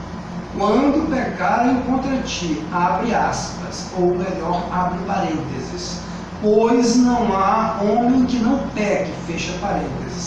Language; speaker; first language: Portuguese; native; Portuguese